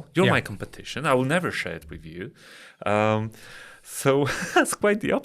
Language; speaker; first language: English; non-native, fluent; Polish